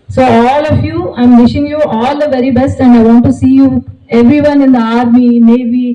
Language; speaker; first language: English; non-native, local second language; Telugu